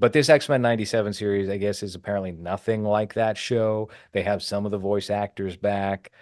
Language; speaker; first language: English; native; English